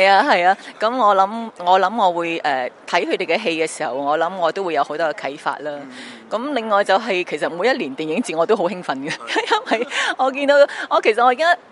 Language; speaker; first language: Chinese; native; Chinese